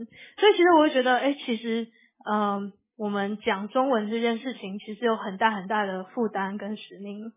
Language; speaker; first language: Chinese; early bilingual, heritage; English